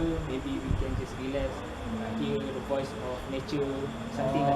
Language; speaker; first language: English; non-native, learner; Malay